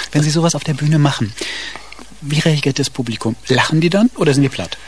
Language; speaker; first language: German; native; German